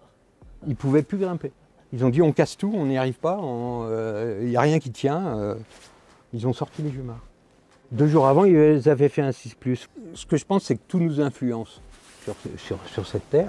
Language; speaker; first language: French; native; French